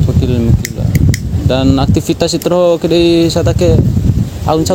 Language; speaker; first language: Indonesian; native; Indonesian